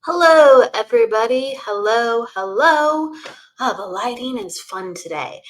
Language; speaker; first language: English; native; English